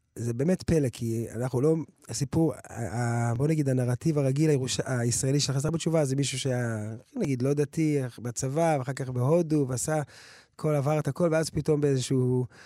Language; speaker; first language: Hebrew; early bilingual, other home language; English